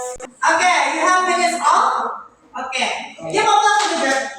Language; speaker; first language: English; non-native, learner; Indonesian